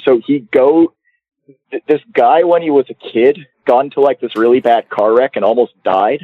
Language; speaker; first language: English; native; English